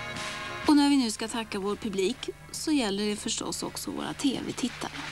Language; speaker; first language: Swedish; native; Swedish